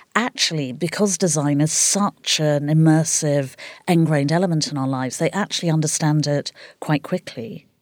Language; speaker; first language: English; native; English